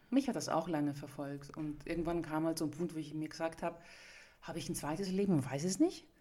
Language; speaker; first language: German; early bilingual, other home language; Greek